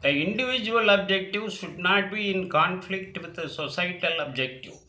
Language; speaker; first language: English; non-native, local second language; Tamil